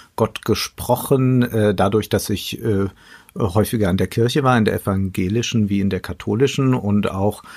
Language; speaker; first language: German; native; German